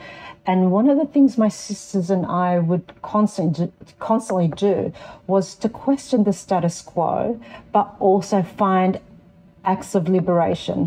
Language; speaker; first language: English; native; English